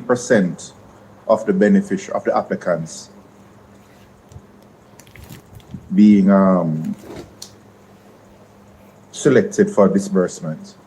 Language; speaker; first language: English; native; English